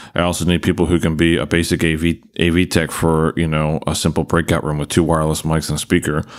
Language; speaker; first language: English; native; English